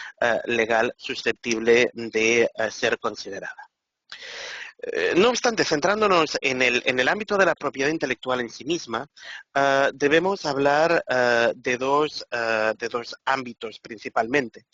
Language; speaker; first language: Spanish; native; Spanish